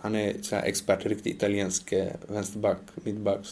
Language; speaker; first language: Swedish; early bilingual, other home language; Macedonian